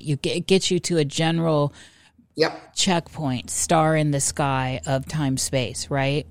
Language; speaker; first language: English; native; English